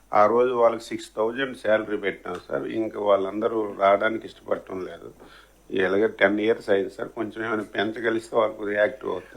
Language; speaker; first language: Telugu; native; Telugu